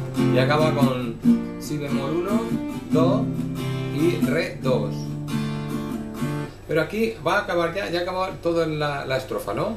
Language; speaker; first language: Spanish; native; Spanish